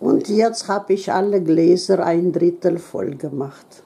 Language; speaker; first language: German; non-native, local second language; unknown